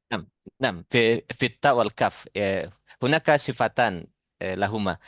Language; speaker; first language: Arabic; non-native, fluent; Indonesian